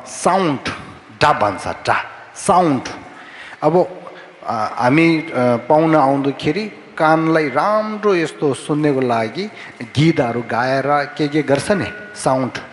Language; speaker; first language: Nepali; non-native, fluent; Tibetan